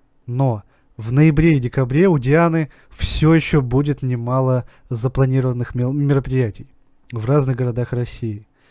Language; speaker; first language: Russian; native; Russian